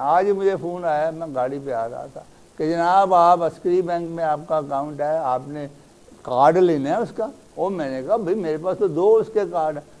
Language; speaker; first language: Urdu; native; Urdu